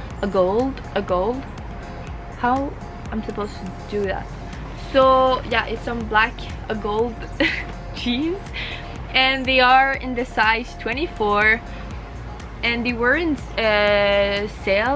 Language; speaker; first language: English; non-native, learner; French